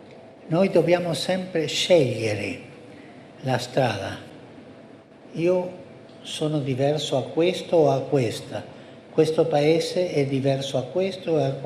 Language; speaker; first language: Italian; non-native, fluent; Spanish